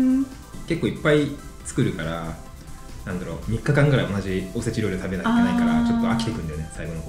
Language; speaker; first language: Japanese; native; Japanese